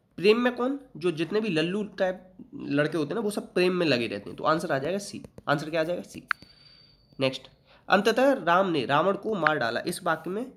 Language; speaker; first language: Hindi; native; Hindi